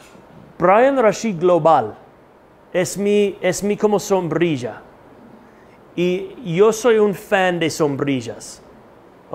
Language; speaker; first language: Spanish; non-native, fluent; English